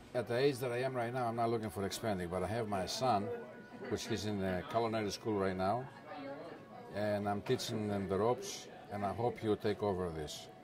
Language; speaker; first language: English; non-native, fluent; Greek